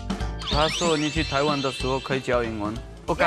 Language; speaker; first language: Chinese; non-native, learner; Nepali